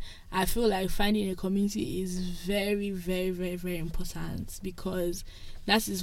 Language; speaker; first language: English; non-native, local second language; Yoruba